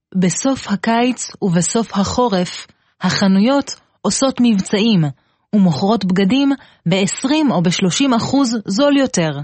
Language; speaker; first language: Hebrew; native; Hebrew